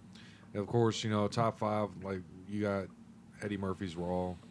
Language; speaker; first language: English; native; English